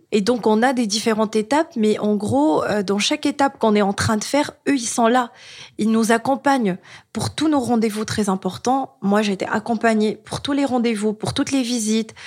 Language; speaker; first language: French; non-native, local second language; Arabic